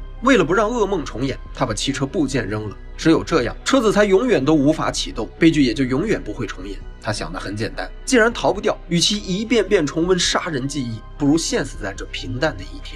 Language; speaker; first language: Chinese; native; Chinese